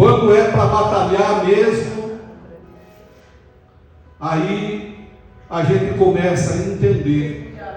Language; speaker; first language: Portuguese; native; Portuguese